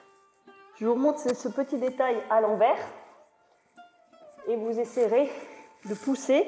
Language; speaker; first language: French; native; French